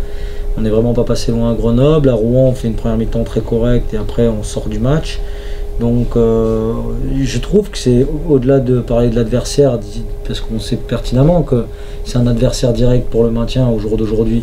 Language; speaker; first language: French; native; French